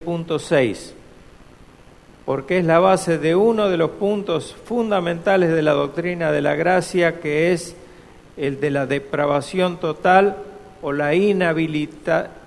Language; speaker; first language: Spanish; native; Spanish